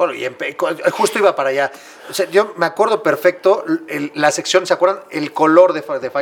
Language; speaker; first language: Spanish; native; Spanish